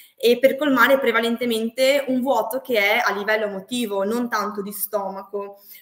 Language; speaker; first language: Italian; native; Italian